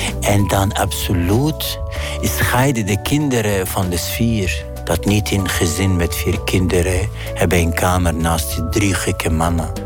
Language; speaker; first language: Dutch; non-native, fluent; Arabic